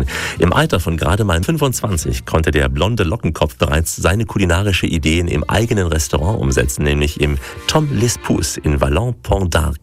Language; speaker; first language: German; native; German